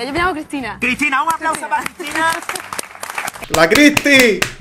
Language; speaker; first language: Spanish; native; Spanish